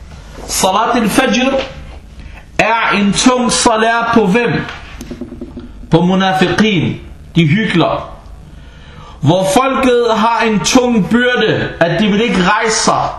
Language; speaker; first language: Danish; non-native, fluent; Arabic